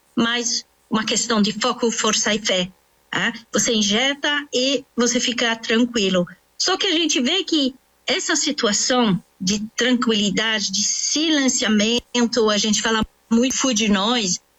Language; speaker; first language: Portuguese; non-native, fluent; French